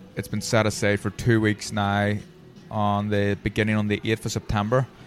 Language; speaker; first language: English; native; English